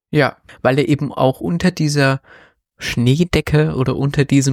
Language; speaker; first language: German; native; German